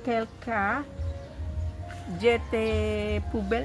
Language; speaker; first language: French; non-native, learner; Indonesian